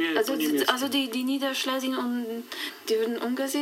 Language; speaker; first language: German; non-native, fluent; Polish